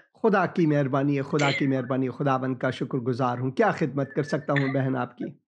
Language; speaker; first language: Urdu; native; Urdu